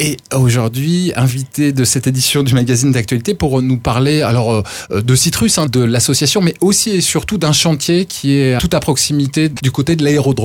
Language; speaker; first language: French; native; French